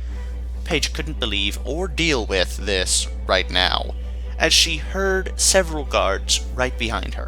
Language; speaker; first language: English; native; English